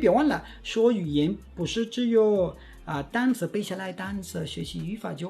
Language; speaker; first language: Chinese; non-native, fluent; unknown